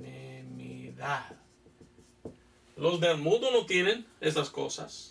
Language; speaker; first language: Spanish; non-native, fluent; English